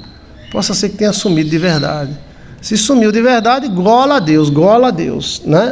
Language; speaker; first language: Portuguese; native; Portuguese